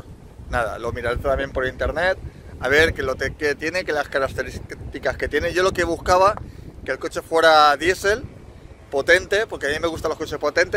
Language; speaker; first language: Spanish; native; Spanish